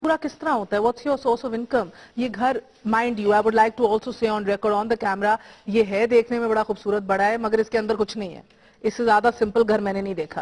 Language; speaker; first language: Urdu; native; Urdu